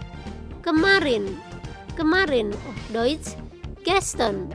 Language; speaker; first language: German; non-native, fluent; Indonesian